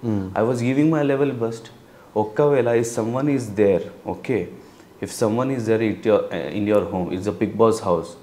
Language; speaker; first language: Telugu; non-native, learner; Hindi